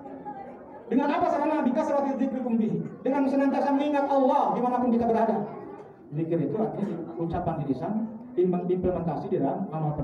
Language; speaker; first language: Indonesian; native; Indonesian